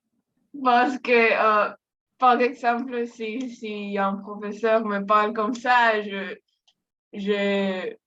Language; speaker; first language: French; non-native, learner; Spanish